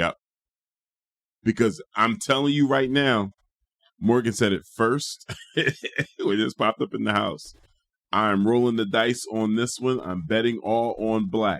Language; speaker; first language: English; native; English